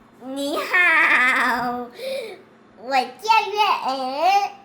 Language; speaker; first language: Chinese; non-native, learner; Thai